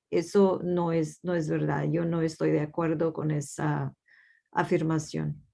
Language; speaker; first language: Spanish; non-native, fluent; Portuguese